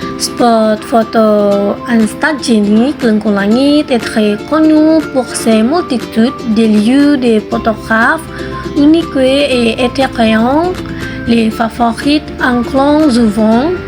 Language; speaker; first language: French; non-native, learner; Indonesian